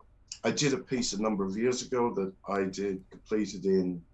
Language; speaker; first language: English; native; English